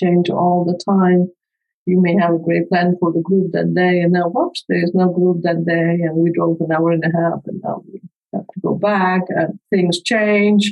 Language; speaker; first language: English; non-native, fluent; Spanish